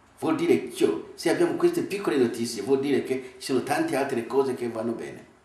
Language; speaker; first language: Italian; non-native, fluent; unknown